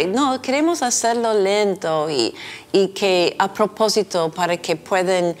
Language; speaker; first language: Spanish; non-native, fluent; English